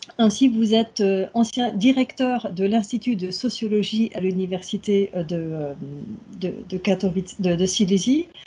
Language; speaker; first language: French; native; French